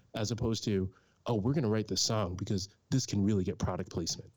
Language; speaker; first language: English; native; English